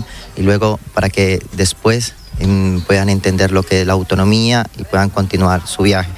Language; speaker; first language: Spanish; native; Spanish